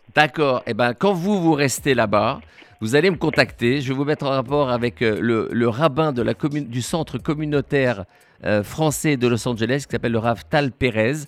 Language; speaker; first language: French; native; French